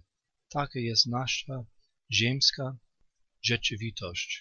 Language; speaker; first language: Polish; native; Polish